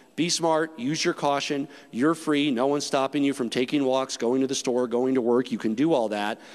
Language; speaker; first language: English; native; English